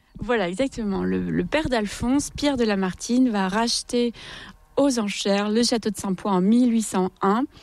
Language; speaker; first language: French; native; French